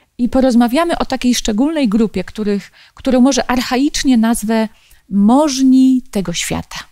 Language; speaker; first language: Polish; native; Polish